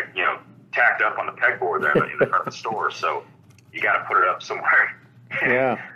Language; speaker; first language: English; native; English